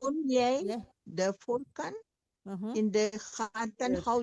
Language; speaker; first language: Dutch; non-native, learner; Indonesian